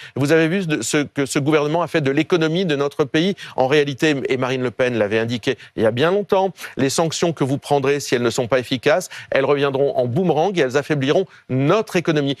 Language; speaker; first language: French; native; French